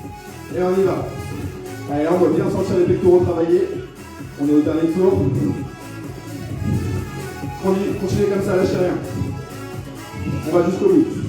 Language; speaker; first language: French; native; French